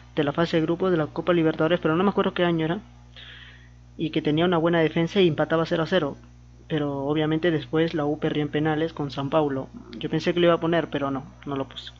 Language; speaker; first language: Spanish; native; Spanish